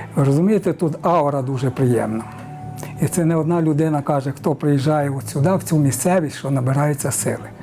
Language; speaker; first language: Ukrainian; native; Ukrainian